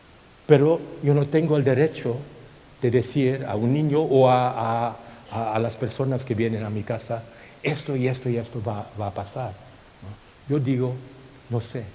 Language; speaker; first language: Spanish; non-native, fluent; Thai